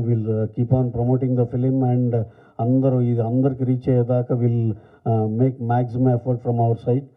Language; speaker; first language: Telugu; native; Telugu